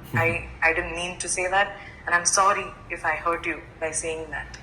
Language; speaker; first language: English; non-native, local second language; Malayalam